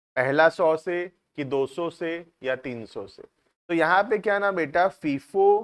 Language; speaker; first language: Hindi; native; Hindi